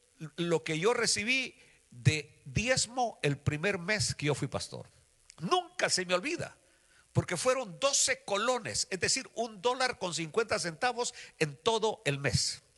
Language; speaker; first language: Spanish; native; Spanish